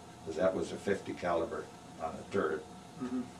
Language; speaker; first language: English; native; English